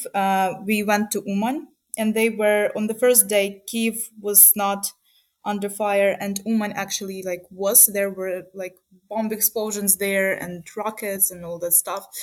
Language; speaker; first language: English; non-native, fluent; Ukrainian